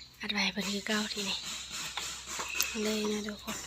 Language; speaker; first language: Thai; non-native, local second language; Lao